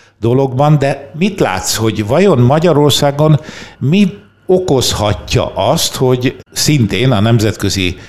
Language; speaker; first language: Hungarian; native; Hungarian